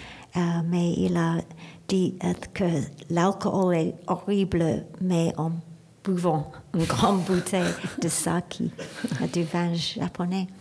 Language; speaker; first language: French; non-native, learner; English